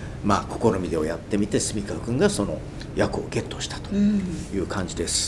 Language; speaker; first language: Japanese; native; Japanese